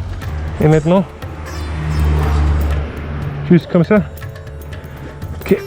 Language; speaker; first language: French; non-native, learner; German